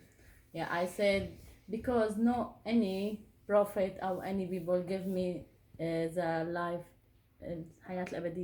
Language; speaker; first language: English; non-native, learner; Arabic